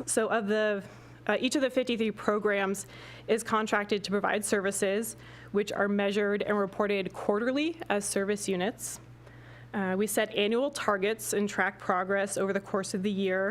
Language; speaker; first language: English; native; English